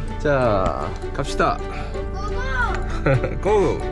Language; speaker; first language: Korean; native; Korean